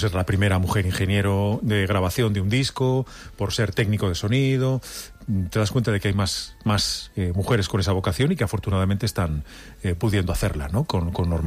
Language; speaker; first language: Spanish; native; Spanish